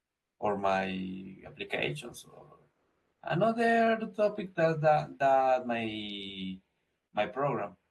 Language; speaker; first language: English; non-native, learner; Spanish